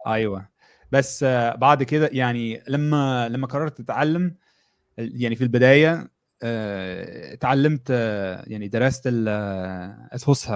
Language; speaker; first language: Arabic; non-native, fluent; English